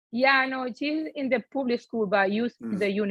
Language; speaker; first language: English; non-native, learner; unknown